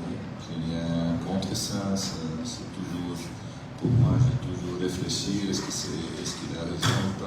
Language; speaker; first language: French; non-native, fluent; Dutch